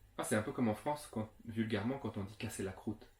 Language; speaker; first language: French; native; French